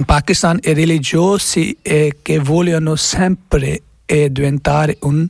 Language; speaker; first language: Italian; non-native, learner; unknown